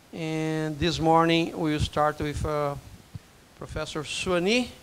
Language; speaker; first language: English; non-native, fluent; Portuguese